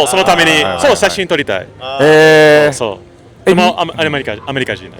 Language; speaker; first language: Japanese; non-native, learner; English